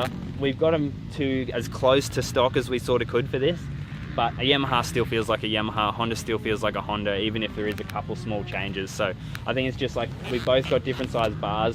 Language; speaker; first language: English; native; English